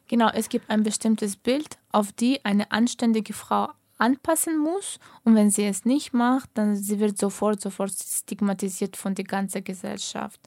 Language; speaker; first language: German; non-native, fluent; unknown